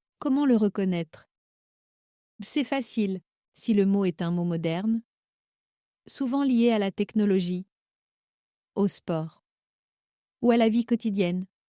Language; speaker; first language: French; native; French